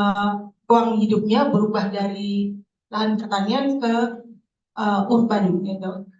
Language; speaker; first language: Indonesian; native; Indonesian